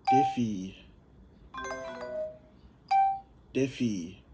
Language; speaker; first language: French; non-native, learner; English